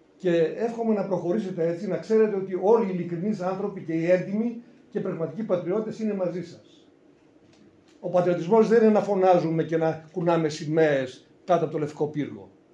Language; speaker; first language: Greek; native; Greek